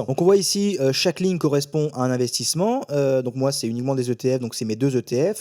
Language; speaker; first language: French; native; French